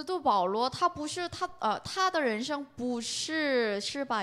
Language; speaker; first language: Chinese; non-native, learner; Korean